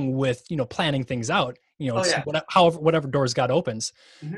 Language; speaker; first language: English; native; English